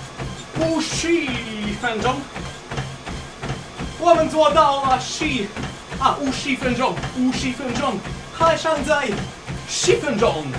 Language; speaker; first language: Chinese; non-native, learner; Russian